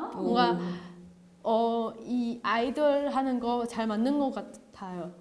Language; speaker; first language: Korean; non-native, learner; Chinese